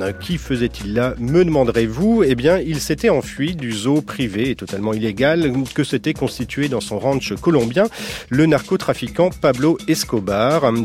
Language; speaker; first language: French; native; French